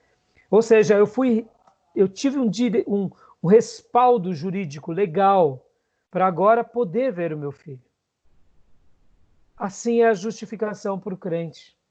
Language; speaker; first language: Portuguese; native; Portuguese